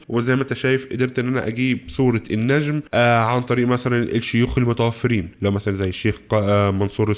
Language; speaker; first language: Arabic; native; Arabic